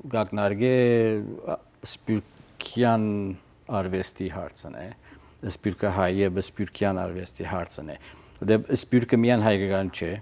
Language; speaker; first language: Armenian; early bilingual, heritage; Armenian